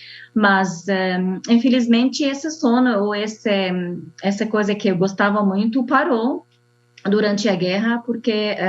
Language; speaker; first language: Portuguese; non-native, fluent; Arabic